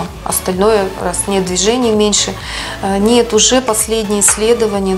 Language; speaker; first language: Russian; native; Russian